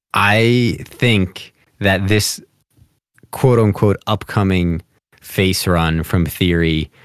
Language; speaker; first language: English; native; English